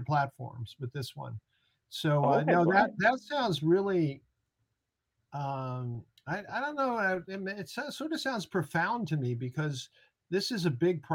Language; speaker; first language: English; native; English